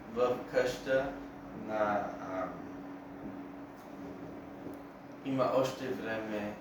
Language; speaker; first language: Bulgarian; non-native, learner; English